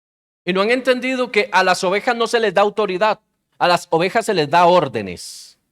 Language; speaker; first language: Spanish; native; Spanish